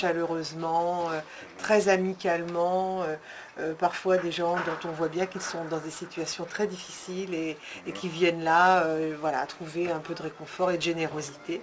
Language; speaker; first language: French; native; French